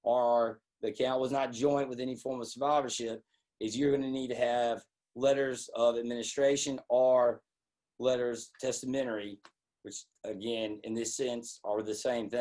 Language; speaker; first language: English; native; English